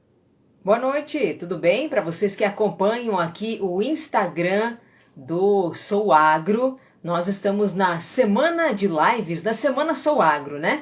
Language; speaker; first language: Portuguese; native; Portuguese